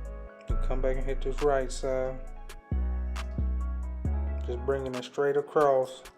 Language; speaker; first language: English; native; English